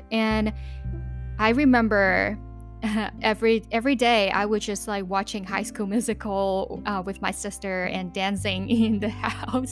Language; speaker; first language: English; non-native, local second language; Cantonese